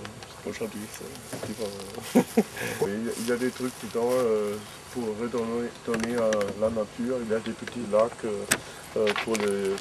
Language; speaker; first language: French; non-native, fluent; German